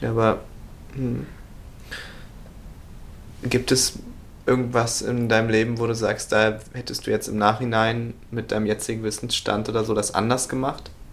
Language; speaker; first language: German; native; German